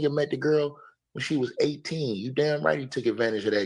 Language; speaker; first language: English; native; English